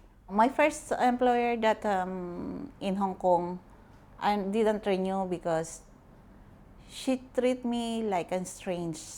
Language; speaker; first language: English; non-native, local second language; Filipino